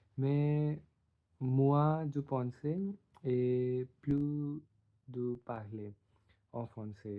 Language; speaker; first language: French; non-native, learner; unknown